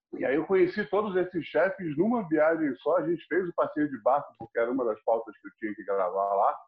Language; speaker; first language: Portuguese; non-native, fluent; English